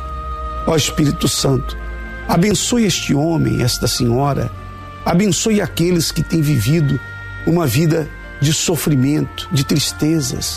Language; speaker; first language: Portuguese; native; Portuguese